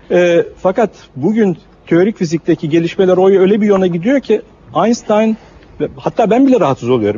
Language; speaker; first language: Turkish; native; Turkish